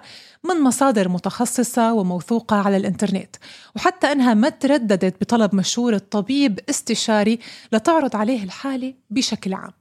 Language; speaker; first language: Arabic; native; Arabic